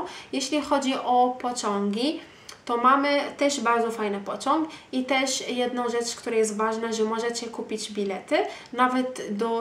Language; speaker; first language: Polish; non-native, fluent; Arabic